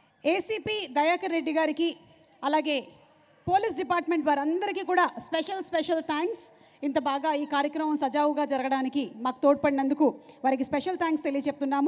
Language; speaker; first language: Telugu; native; Telugu